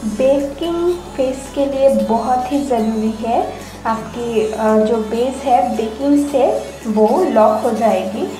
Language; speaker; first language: Hindi; non-native, learner; Bangla